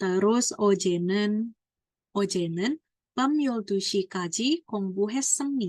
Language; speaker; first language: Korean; non-native, fluent; Indonesian